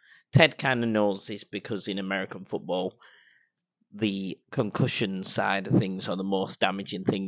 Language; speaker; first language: English; native; English